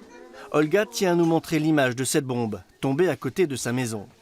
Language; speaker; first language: French; native; French